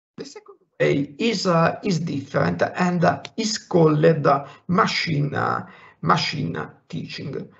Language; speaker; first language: English; non-native, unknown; Italian